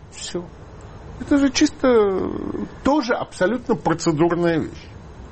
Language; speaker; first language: Russian; native; Russian